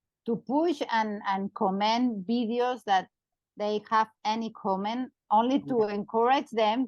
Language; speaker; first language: English; non-native, learner; Catalan